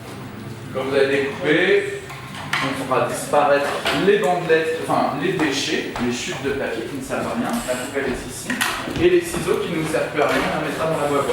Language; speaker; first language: French; native; French